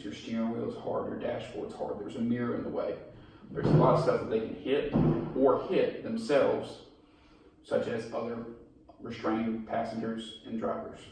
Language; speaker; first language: English; native; English